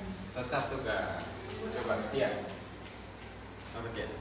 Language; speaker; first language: Indonesian; native; Indonesian